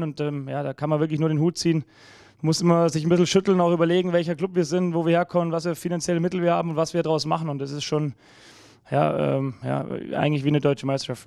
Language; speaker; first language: German; native; German